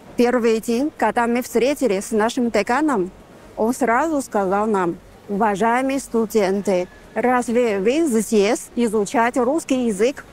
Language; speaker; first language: Russian; non-native, fluent; Chinese